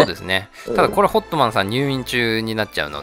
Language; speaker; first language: Japanese; native; Japanese